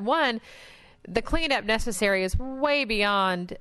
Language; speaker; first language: English; native; English